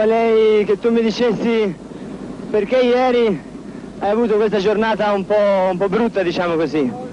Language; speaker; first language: Italian; native; Italian